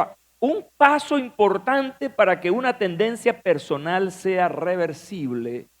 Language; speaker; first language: Spanish; native; Spanish